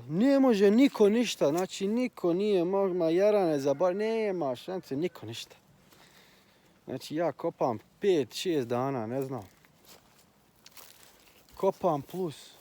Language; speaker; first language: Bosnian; early bilingual, heritage; Croatian